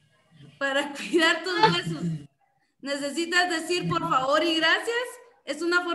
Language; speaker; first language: Spanish; native; Spanish